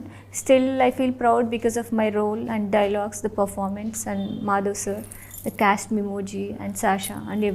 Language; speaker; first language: Telugu; non-native, local second language; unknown